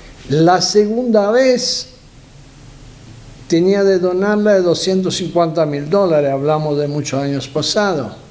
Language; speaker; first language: Spanish; non-native, learner; Italian